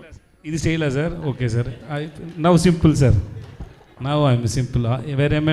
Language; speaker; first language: Telugu; non-native, learner; Tamil